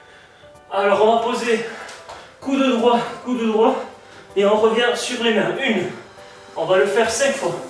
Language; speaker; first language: French; native; French